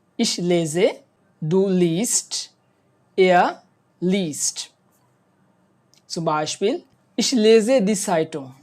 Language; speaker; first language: German; non-native, fluent; Bangla